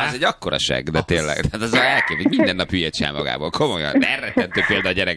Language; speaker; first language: Hungarian; native; Hungarian